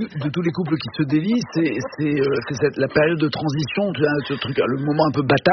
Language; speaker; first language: French; native; French